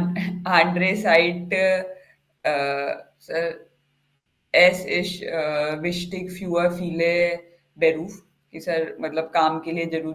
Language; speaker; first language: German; non-native, learner; Hindi